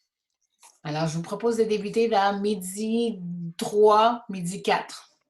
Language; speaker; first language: French; native; French